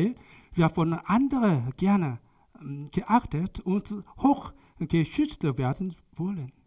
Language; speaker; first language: German; non-native, learner; Korean